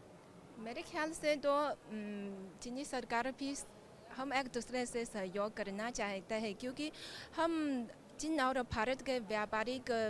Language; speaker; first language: Hindi; non-native, fluent; Chinese